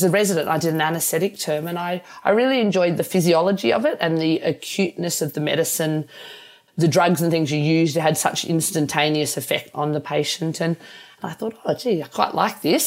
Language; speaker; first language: English; native; English